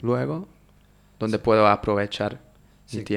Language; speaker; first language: Spanish; non-native, fluent; Hungarian